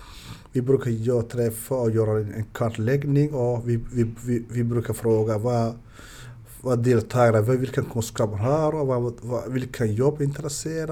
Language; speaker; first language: Swedish; non-native, learner; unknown